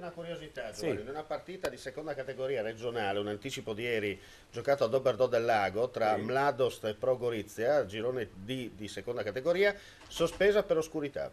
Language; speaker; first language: Italian; native; Italian